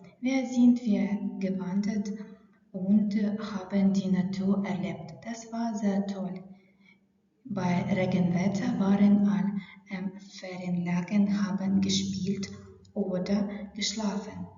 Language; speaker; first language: German; non-native, fluent; Ukrainian